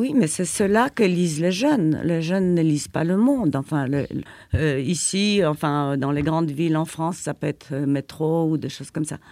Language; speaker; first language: French; non-native, fluent; Polish